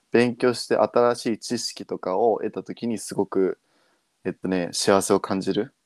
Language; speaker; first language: Japanese; early bilingual, heritage; Japanese